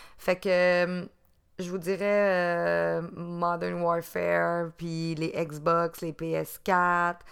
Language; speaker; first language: French; native; French